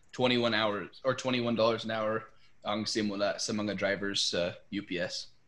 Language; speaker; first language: Filipino; non-native, fluent; English